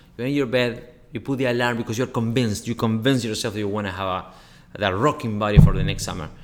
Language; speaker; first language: English; non-native, fluent; Spanish